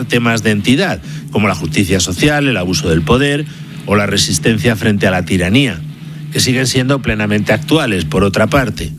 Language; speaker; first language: Spanish; native; Spanish